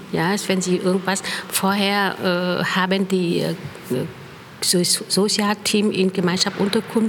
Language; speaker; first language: German; non-native, fluent; Vietnamese